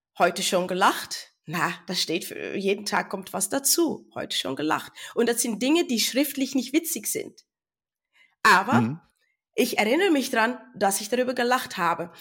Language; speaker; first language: German; non-native, fluent; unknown